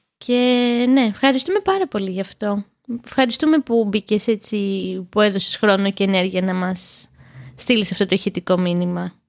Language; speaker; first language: Greek; native; Greek